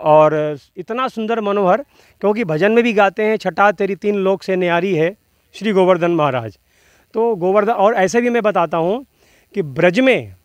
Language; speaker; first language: Hindi; native; Hindi